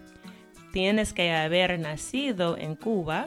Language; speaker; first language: Spanish; non-native, fluent; English